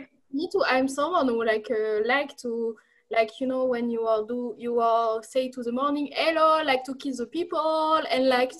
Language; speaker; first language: English; non-native, learner; French